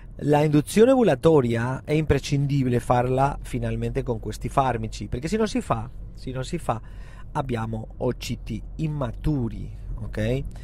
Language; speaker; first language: Italian; non-native, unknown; Spanish